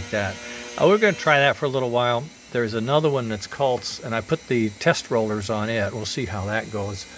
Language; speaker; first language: English; native; English